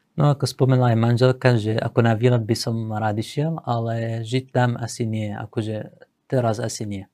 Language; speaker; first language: Slovak; non-native, fluent; Assyrian Neo-Aramaic